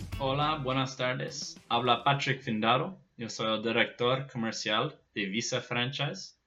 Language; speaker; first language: Spanish; non-native, fluent; Portuguese